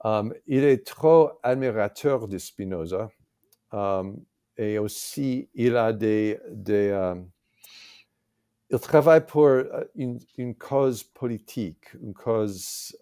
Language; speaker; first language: French; non-native, fluent; English